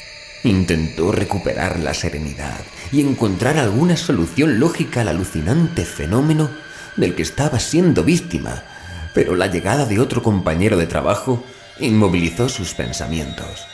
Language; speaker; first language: Spanish; native; Spanish